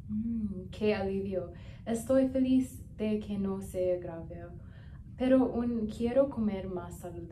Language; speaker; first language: Spanish; non-native, learner; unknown